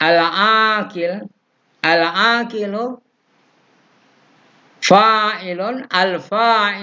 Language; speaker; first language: Arabic; non-native, fluent; Indonesian